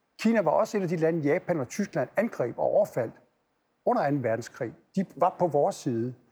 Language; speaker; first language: Danish; native; Danish